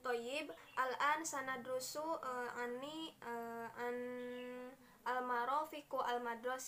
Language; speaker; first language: Arabic; non-native, learner; Indonesian